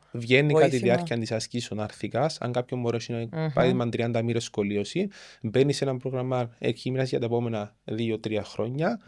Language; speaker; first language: Greek; native; Greek